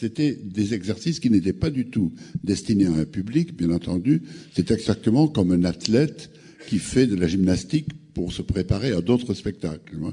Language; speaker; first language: French; native; French